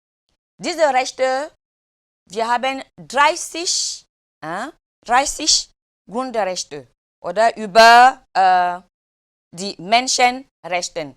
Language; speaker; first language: German; non-native, fluent; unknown